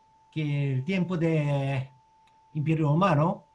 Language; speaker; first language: Spanish; non-native, learner; Korean